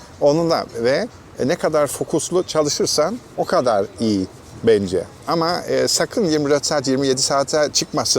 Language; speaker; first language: Turkish; non-native, fluent; German